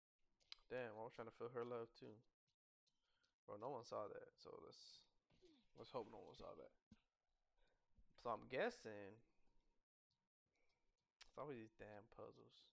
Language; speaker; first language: English; native; English